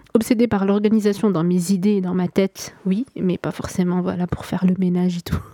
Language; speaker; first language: French; non-native, local second language; Arabic